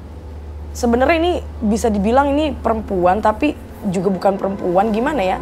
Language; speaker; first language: Indonesian; native; Indonesian